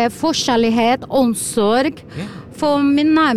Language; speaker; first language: Norwegian; non-native, fluent; Portuguese